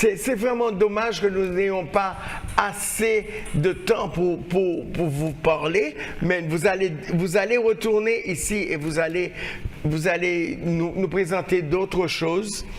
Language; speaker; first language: French; non-native, local second language; Haitian Creole